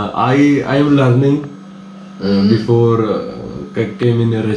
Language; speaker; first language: English; non-native, local second language; Punjabi